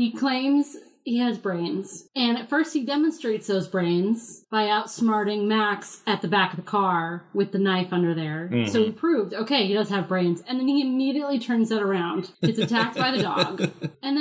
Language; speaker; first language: English; native; English